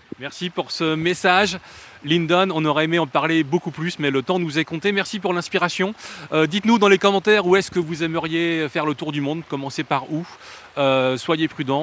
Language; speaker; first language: French; native; French